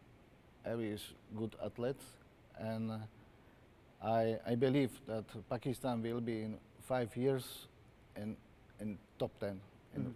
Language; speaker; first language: English; non-native, learner; Slovak